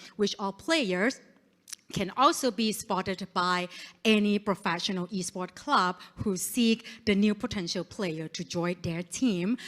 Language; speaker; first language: English; non-native, fluent; Thai